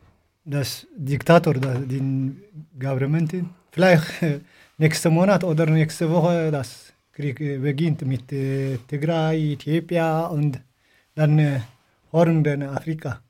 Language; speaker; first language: German; non-native, learner; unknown